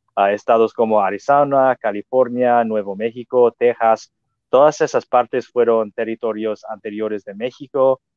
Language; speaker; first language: Spanish; non-native, fluent; English